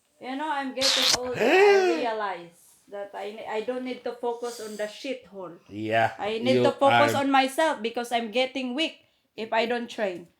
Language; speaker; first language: English; non-native, fluent; Filipino